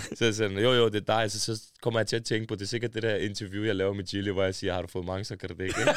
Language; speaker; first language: Danish; early bilingual, other home language; Serbian